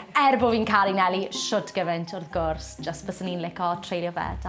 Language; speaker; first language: Welsh; native; Welsh